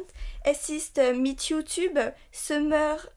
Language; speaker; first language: German; non-native, learner; French